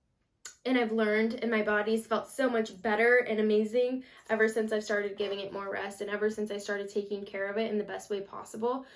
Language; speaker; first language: English; native; English